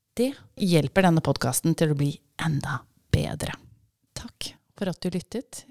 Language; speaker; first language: Norwegian; native; Norwegian